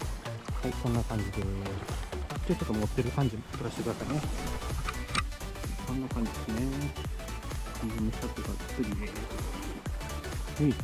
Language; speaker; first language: Japanese; native; Japanese